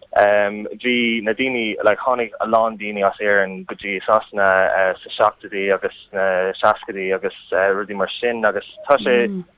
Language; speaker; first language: Irish; non-native, learner; English